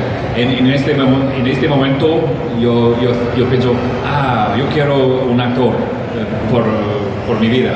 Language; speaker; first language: Spanish; non-native, learner; English